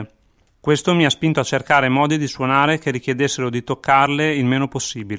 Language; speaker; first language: Italian; native; Italian